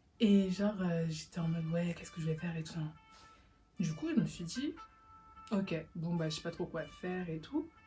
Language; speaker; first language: French; early bilingual, other home language; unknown